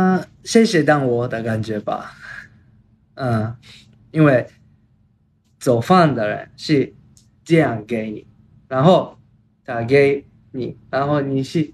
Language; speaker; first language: Chinese; non-native, learner; Japanese